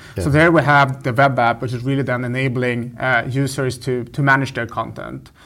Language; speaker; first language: English; non-native, fluent; Swedish